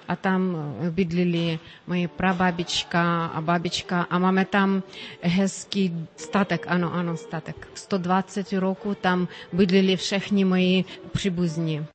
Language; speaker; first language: Czech; early bilingual, heritage; Ukrainian